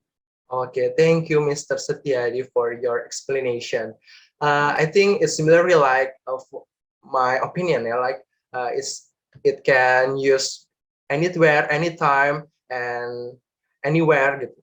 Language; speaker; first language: English; non-native, learner; Indonesian